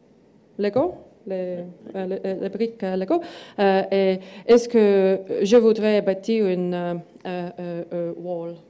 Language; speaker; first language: French; non-native, learner; Estonian